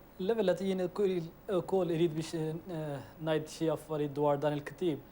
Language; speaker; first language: Maltese; non-native, fluent; Urdu